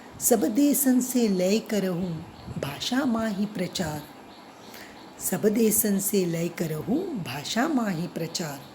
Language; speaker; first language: Hindi; non-native, local second language; Marathi